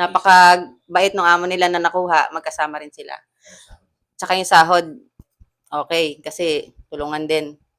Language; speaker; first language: Filipino; native; Filipino